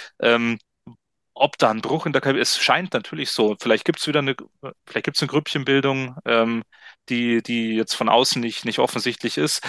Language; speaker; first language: German; native; German